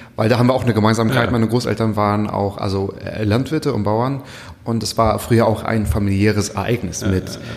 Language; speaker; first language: German; native; German